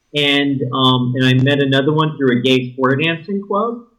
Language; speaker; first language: English; native; English